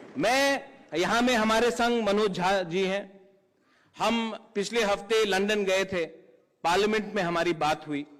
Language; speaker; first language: Hindi; non-native, local second language; Kok Borok